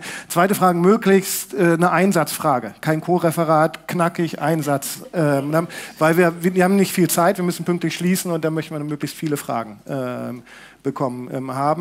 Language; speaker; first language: German; native; German